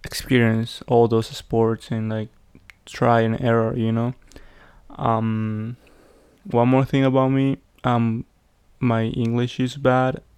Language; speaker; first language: English; non-native, fluent; Spanish